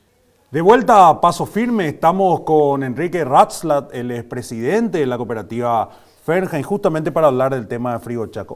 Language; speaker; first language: Spanish; native; Spanish